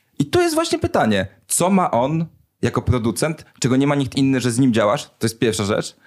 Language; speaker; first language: Polish; native; Polish